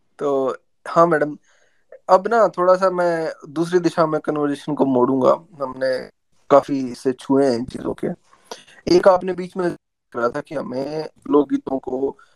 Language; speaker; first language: Hindi; native; Hindi